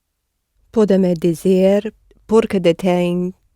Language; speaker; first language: Portuguese; non-native, learner; English